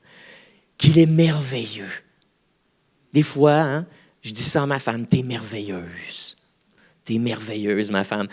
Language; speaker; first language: French; native; French